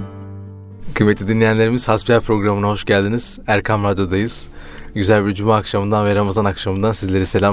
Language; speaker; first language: Turkish; native; Turkish